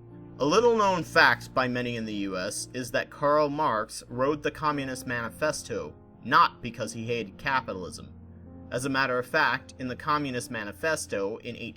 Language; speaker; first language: English; native; English